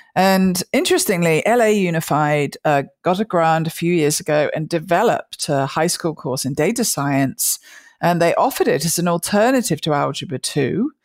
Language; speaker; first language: English; native; English